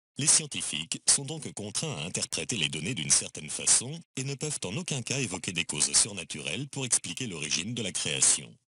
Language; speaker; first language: French; native; French